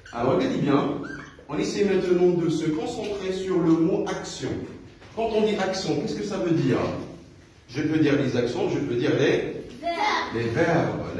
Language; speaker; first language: French; non-native, local second language; Arabic